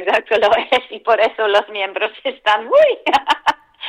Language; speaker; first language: Spanish; non-native, fluent; English